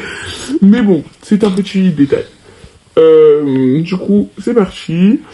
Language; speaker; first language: French; native; French